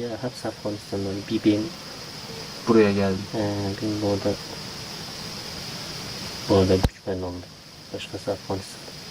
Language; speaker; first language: Turkish; non-native, learner; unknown